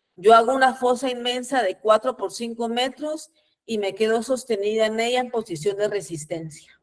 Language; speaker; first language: Spanish; native; Spanish